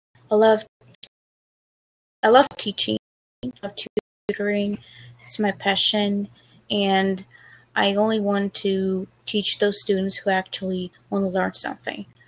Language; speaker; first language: English; non-native, fluent; Russian